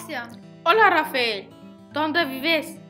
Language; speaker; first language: Spanish; non-native, learner; German